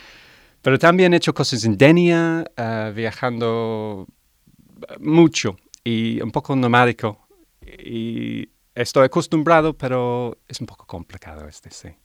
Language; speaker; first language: Spanish; non-native, learner; English